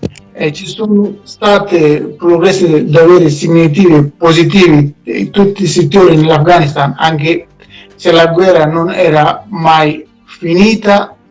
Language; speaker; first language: Italian; non-native, learner; Persian